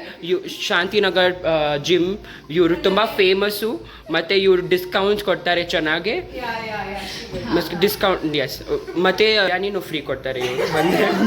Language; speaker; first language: Kannada; non-native, learner; Marathi